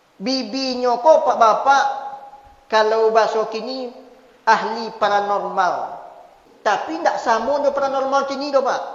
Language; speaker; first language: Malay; non-native, local second language; Minangkabau